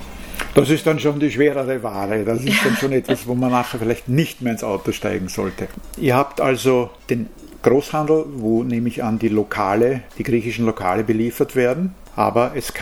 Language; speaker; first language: German; native; German